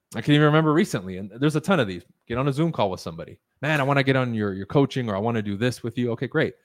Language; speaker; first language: English; early bilingual, other home language; Spanish